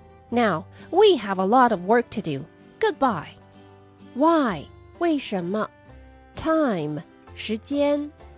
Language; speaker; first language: English; non-native, fluent; Chinese